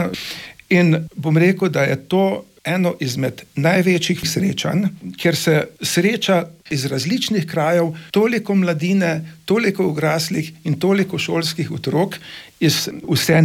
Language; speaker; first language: Slovenian; native; Slovenian